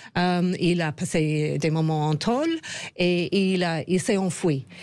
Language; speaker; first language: French; non-native, fluent; English